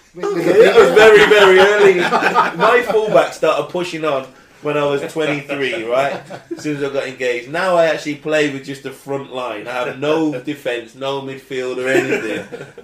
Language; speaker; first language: English; early bilingual, other home language; Yoruba